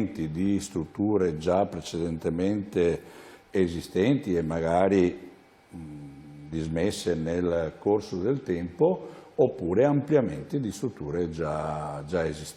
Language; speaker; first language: Italian; native; Italian